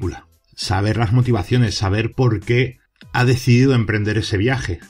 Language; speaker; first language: Spanish; native; Spanish